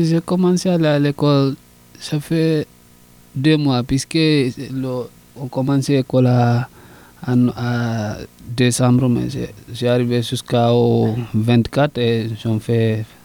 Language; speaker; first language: French; non-native, local second language; Susu